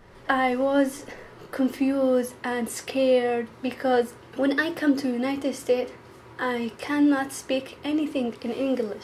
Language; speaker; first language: English; non-native, learner; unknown